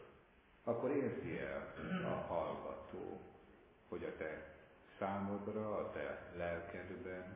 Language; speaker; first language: Hungarian; native; Hungarian